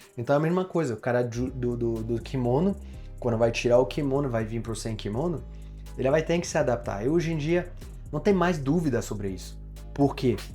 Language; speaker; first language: Portuguese; non-native, fluent; French